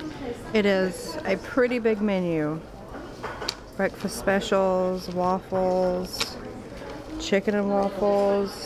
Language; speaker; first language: English; native; English